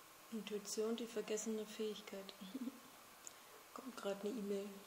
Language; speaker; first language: German; native; German